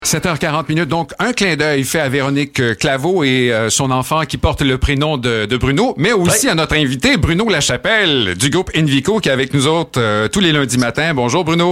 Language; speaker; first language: French; native; French